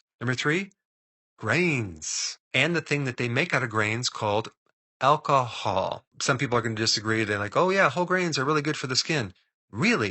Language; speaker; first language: English; native; English